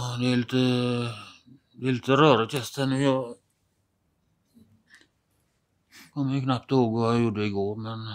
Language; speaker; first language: Swedish; native; Swedish